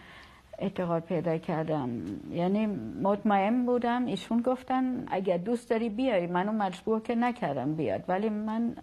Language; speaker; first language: Persian; non-native, fluent; German